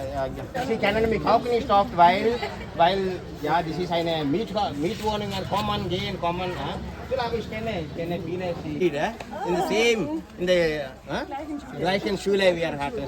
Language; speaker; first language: German; non-native, learner; Telugu